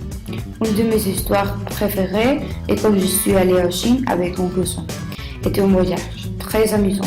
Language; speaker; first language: French; non-native, learner; Spanish